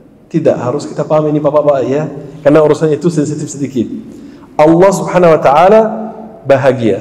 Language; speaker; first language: Indonesian; non-native, fluent; Arabic